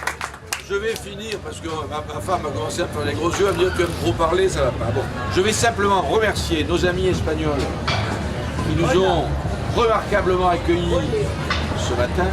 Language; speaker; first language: French; native; French